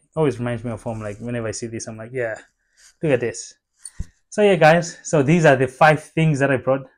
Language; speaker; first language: English; non-native, local second language; Nyanja